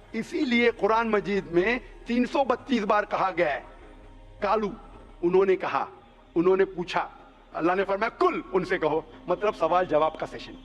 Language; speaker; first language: Hindi; non-native, local second language; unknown